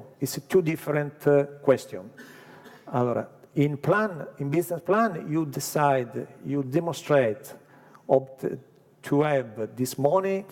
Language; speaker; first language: English; non-native, learner; Italian